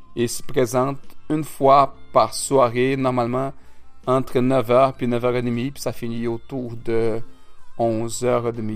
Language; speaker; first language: French; non-native, fluent; Portuguese